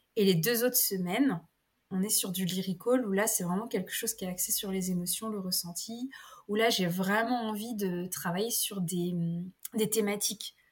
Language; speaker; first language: French; native; French